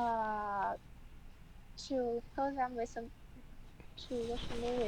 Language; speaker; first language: English; non-native, learner; Chinese